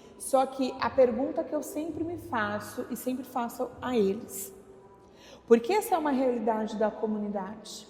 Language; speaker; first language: Portuguese; native; Portuguese